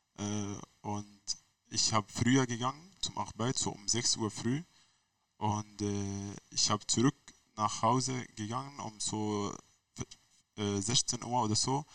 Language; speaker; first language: German; non-native, learner; Arabic